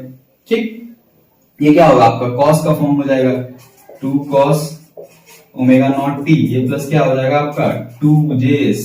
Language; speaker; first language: Hindi; native; Hindi